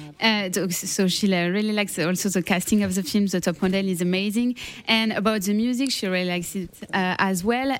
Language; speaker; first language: English; non-native, learner; French